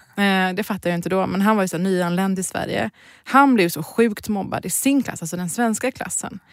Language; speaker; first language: Swedish; early bilingual, other home language; Persian